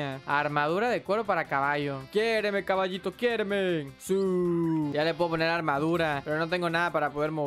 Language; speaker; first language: Spanish; native; Spanish